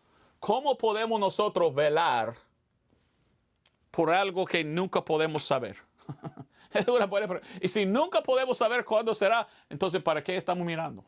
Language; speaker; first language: Spanish; non-native, fluent; English